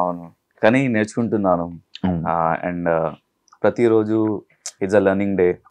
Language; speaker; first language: Telugu; non-native, learner; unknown